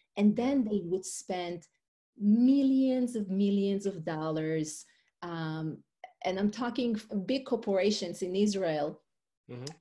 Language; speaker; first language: English; non-native, fluent; Hebrew